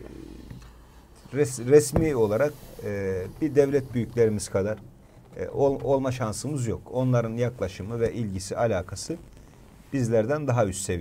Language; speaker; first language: Turkish; native; Turkish